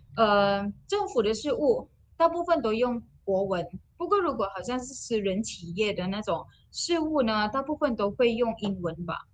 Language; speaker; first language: Chinese; non-native, local second language; Malay